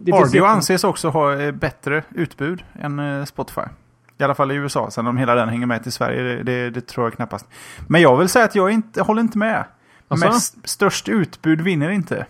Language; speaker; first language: Swedish; native; Swedish